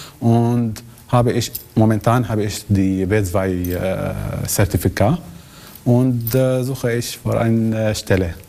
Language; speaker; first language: German; non-native, learner; Arabic